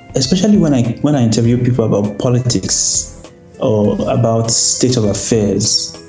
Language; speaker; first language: English; non-native, local second language; Yoruba